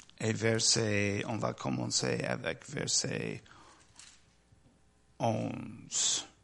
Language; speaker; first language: French; non-native, learner; English